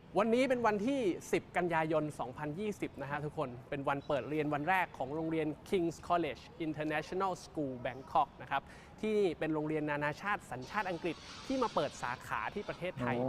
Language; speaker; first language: Thai; native; Thai